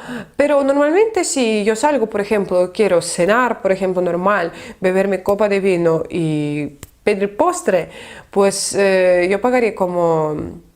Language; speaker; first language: Spanish; non-native, fluent; Russian